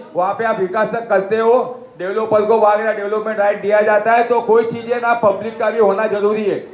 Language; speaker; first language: Hindi; non-native, local second language; Marathi